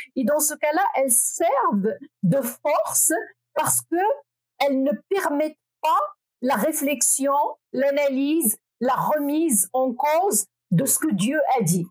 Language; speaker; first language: French; non-native, local second language; Arabic